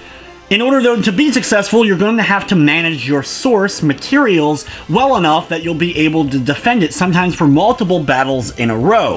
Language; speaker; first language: English; native; English